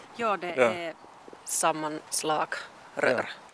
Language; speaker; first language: Swedish; non-native, local second language; Finnish